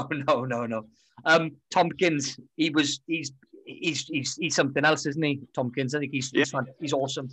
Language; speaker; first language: English; native; English